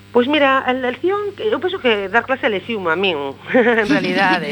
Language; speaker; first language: Galician; non-native, local second language; Spanish